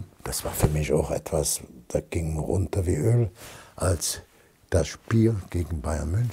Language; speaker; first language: German; native; German